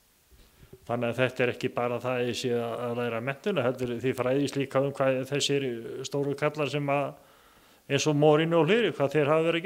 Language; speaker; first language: Icelandic; native; Icelandic